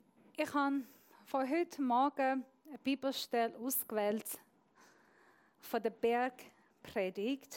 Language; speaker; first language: German; non-native, fluent; Persian